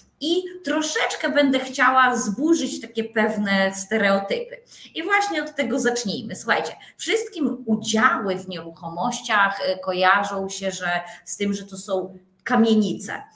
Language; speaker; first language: Polish; native; Polish